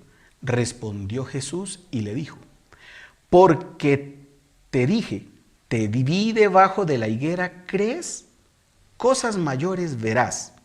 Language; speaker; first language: Spanish; native; Spanish